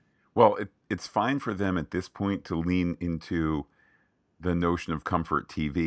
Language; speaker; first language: English; native; English